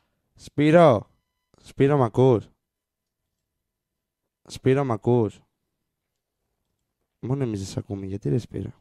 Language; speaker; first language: Greek; native; Greek